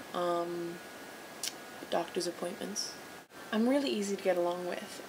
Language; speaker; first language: English; native; English